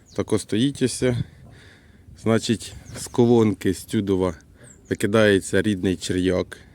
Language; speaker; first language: Ukrainian; native; Ukrainian